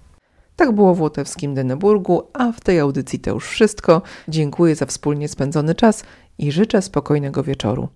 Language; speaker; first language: Polish; native; Polish